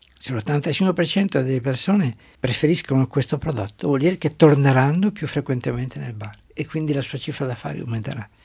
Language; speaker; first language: Italian; non-native, local second language; German